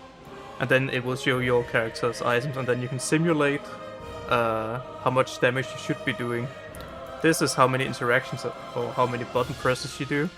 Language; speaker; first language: English; non-native, fluent; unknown